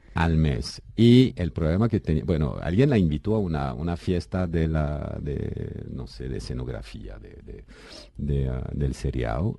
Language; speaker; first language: Spanish; non-native, fluent; French